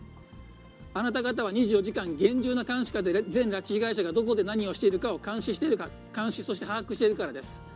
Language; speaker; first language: Japanese; native; Japanese